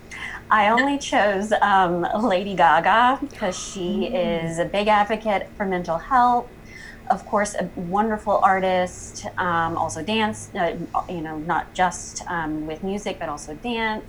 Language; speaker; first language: English; native; English